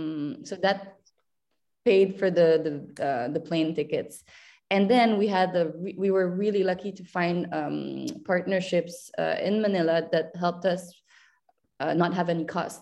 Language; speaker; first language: English; non-native, local second language; French